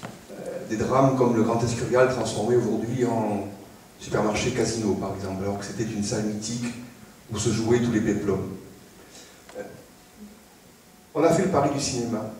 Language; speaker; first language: French; native; French